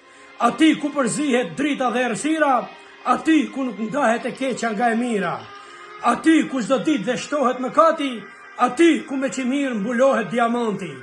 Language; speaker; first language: Albanian; native; Albanian